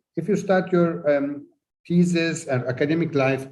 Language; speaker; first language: English; non-native, fluent; Turkish